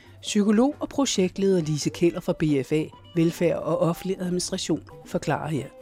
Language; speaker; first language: Danish; native; Danish